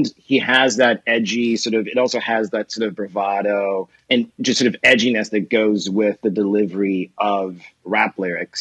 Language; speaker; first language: English; non-native, local second language; Yoruba